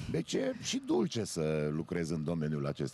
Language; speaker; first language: Romanian; native; Romanian